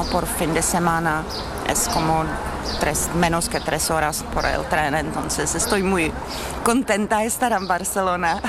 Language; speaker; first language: Spanish; non-native, fluent; Czech